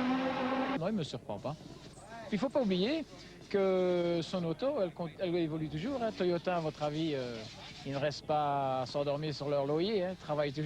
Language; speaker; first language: French; native; French